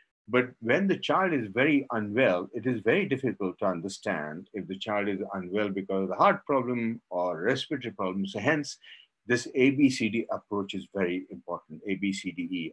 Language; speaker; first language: English; non-native, local second language; Marathi